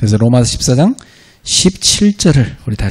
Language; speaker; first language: Korean; native; Korean